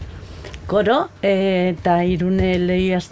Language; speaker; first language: Basque; non-native, local second language; Spanish